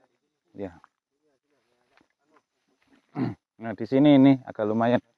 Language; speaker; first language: Indonesian; native; Indonesian